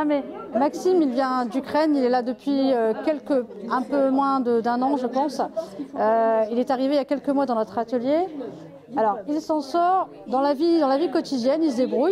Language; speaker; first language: French; native; French